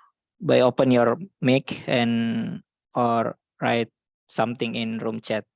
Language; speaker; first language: English; non-native, learner; Indonesian